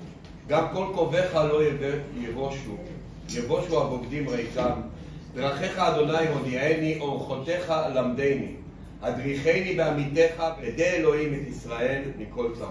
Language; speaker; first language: Hebrew; early bilingual, other home language; English